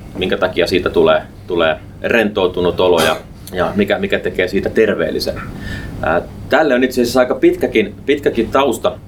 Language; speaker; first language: Finnish; native; Finnish